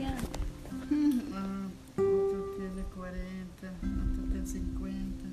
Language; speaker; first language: Spanish; non-native, local second language; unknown